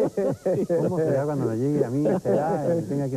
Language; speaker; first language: Spanish; native; Spanish